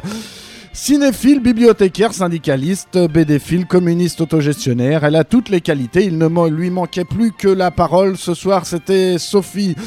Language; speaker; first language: French; native; French